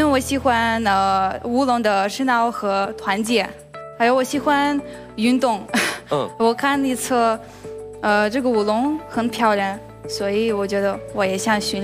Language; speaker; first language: Chinese; non-native, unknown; Russian